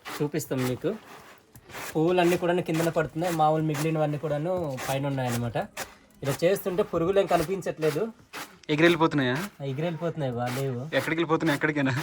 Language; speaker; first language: Telugu; non-native, local second language; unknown